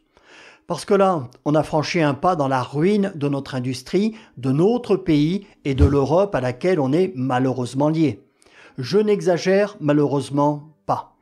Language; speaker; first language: French; native; French